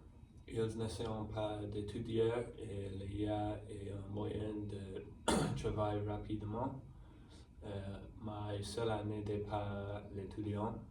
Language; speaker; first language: French; non-native, learner; English